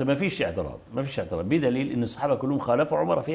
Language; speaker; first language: Arabic; native; Arabic